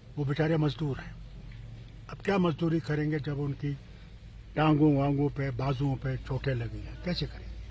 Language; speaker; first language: Urdu; non-native, local second language; Kashmiri